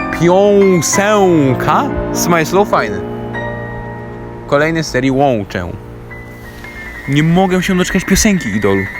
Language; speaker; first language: Polish; native; Polish